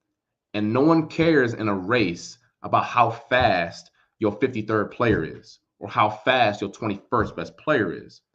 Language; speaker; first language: English; native; English